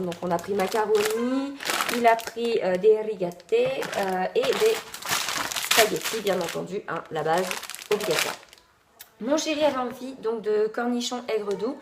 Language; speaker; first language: French; native; French